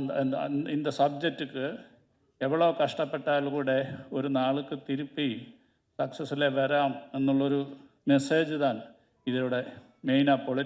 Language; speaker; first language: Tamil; non-native, learner; Malayalam